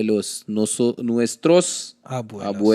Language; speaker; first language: Spanish; non-native, learner; Hindi